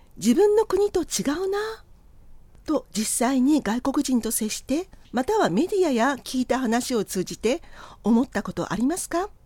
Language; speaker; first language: Japanese; native; Japanese